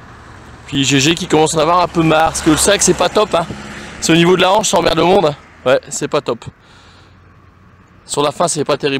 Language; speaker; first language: French; native; French